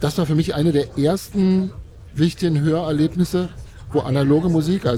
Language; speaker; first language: German; native; German